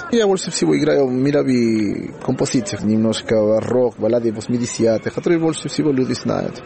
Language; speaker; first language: Russian; non-native, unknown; Spanish